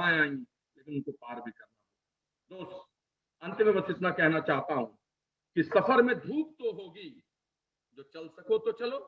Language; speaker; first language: Hindi; native; Hindi